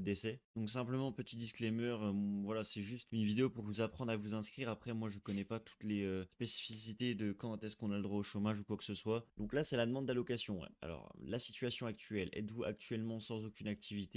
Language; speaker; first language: French; native; French